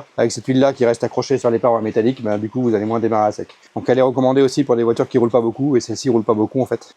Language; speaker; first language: French; native; French